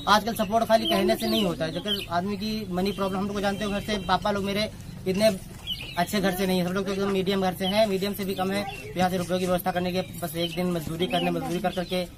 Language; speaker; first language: Hindi; native; Hindi